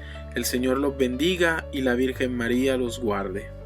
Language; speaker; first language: Spanish; native; Spanish